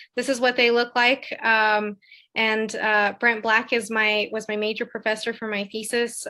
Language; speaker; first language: English; native; English